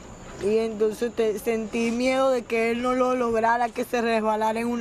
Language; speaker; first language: Spanish; native; Spanish